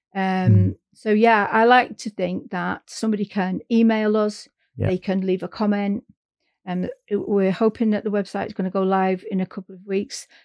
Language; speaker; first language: English; native; English